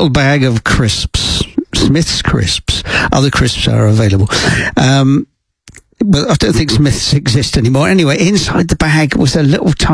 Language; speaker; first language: English; native; English